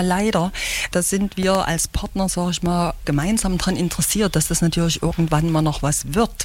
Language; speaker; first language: German; native; German